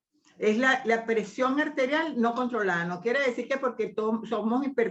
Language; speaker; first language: Spanish; native; Spanish